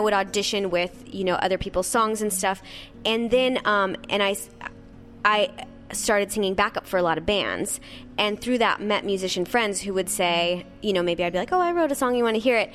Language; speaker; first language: English; native; English